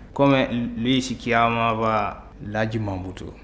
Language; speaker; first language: Italian; non-native, learner; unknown